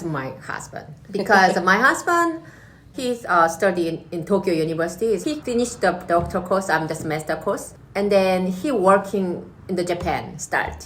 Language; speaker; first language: English; non-native, learner; Korean